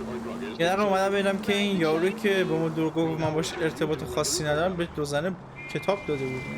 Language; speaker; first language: Persian; native; Persian